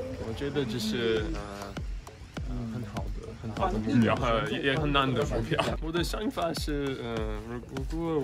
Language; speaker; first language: Chinese; non-native, fluent; English